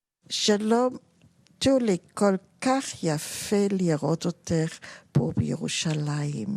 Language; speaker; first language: Hebrew; non-native, fluent; German